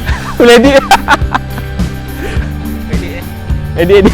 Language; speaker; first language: Malay; native; Malay